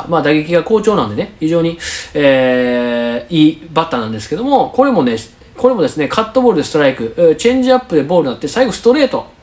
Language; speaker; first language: Japanese; native; Japanese